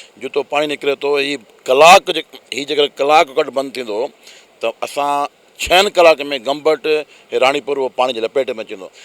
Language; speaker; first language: Sindhi; native; Sindhi